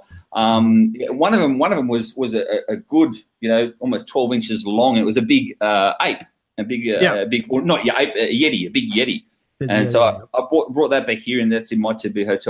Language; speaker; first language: English; native; English